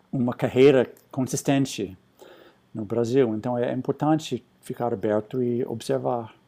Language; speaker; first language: Portuguese; non-native, fluent; English